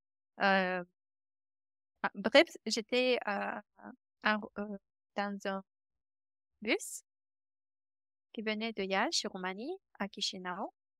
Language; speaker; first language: French; non-native, fluent; Romanian